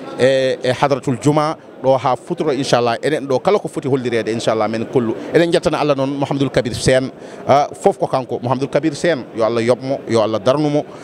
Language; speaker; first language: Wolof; non-native, local second language; Fula